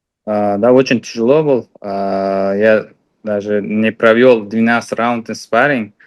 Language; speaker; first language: Russian; non-native, fluent; Uzbek